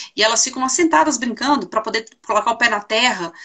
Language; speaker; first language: Portuguese; native; Portuguese